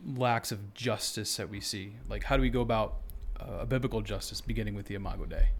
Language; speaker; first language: English; native; English